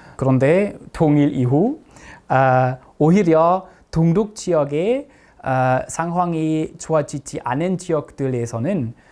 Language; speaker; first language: Korean; non-native, fluent; German